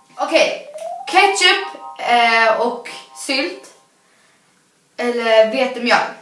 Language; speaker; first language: Swedish; early bilingual, other home language; Arabic